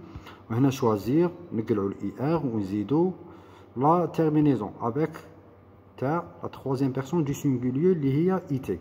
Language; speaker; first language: French; non-native, local second language; Arabic